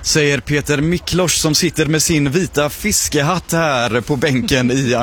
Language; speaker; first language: Swedish; native; Swedish